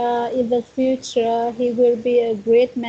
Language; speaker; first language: English; non-native, learner; Vietnamese